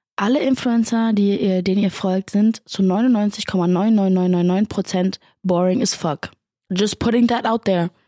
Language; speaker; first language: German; native; German